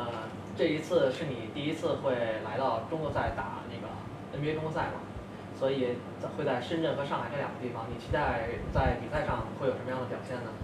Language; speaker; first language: Chinese; native; Chinese